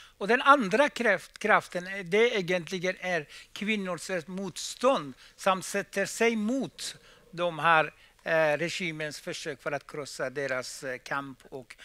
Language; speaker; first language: Swedish; non-native, fluent; Persian